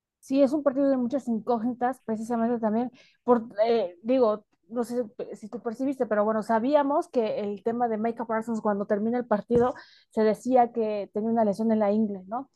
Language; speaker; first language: Spanish; native; Spanish